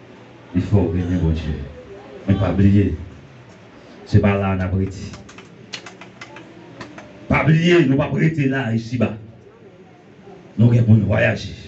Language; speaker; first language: French; non-native, learner; Haitian Creole